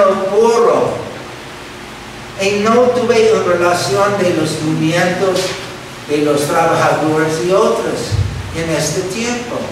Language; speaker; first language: Spanish; non-native, fluent; English